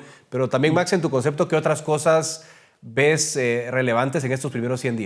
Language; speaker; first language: Spanish; native; Spanish